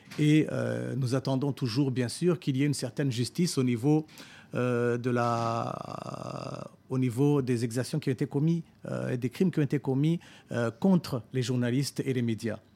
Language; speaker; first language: French; non-native, local second language; Rundi